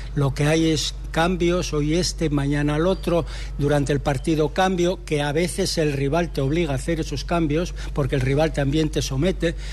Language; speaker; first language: Spanish; native; Spanish